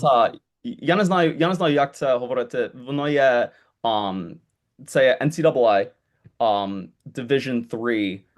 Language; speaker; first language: Ukrainian; early bilingual, heritage; Ukrainian